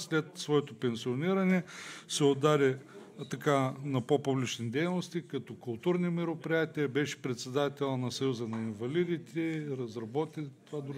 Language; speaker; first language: Bulgarian; native; Bulgarian